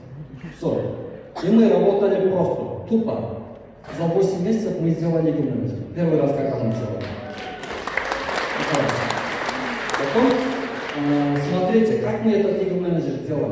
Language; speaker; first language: Russian; non-native, local second language; Kyrgyz